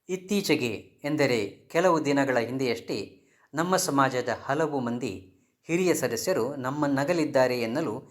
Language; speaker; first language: Kannada; non-native, local second language; Marathi